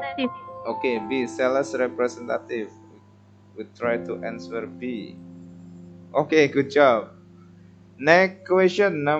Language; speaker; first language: English; non-native, fluent; Indonesian